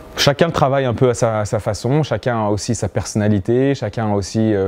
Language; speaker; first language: French; native; French